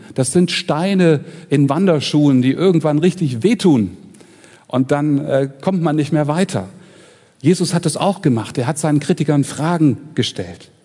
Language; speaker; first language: German; native; German